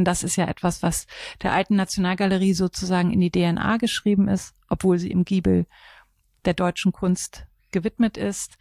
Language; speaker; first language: German; native; German